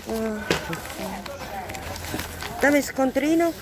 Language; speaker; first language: Italian; non-native, learner; Spanish